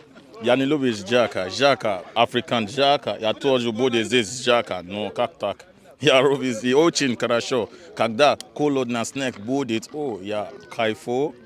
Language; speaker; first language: Russian; non-native, learner; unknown